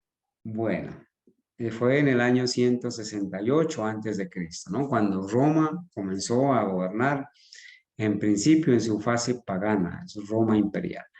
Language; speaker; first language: Spanish; native; Spanish